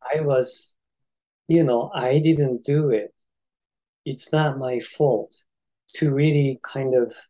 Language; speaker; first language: English; non-native, fluent; Japanese